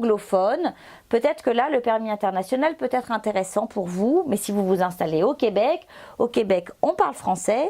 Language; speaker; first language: French; native; French